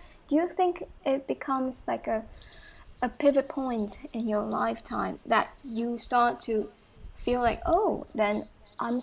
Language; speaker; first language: English; non-native, fluent; Chinese